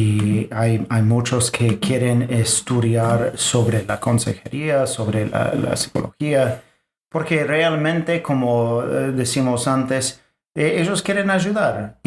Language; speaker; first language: Spanish; non-native, fluent; English